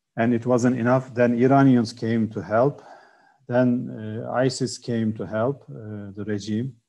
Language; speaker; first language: English; non-native, fluent; Turkish